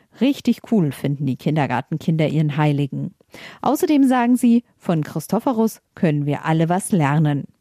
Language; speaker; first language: German; native; German